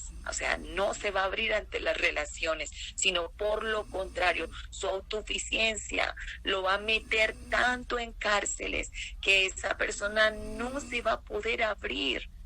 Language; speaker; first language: Spanish; native; Spanish